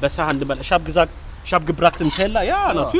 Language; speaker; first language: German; non-native, learner; Amharic